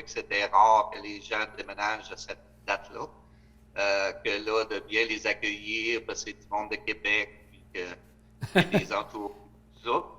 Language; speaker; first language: French; native; French